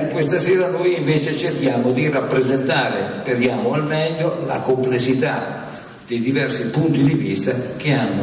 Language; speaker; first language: Italian; native; Italian